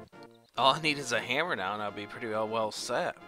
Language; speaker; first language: English; native; English